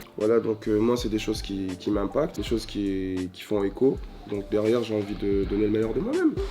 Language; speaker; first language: French; native; French